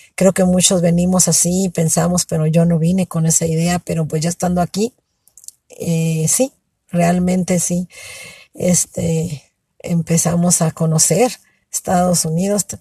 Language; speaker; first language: Spanish; native; Spanish